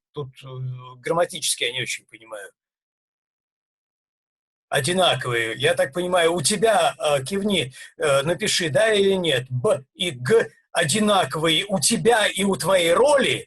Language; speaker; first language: Russian; native; Russian